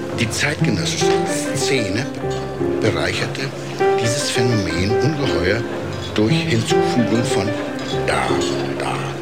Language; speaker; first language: German; native; German